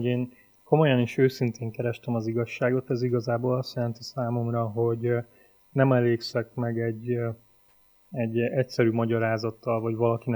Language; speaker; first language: Hungarian; native; Hungarian